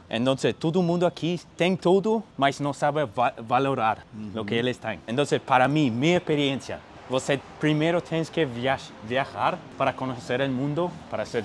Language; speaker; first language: Portuguese; non-native, fluent; English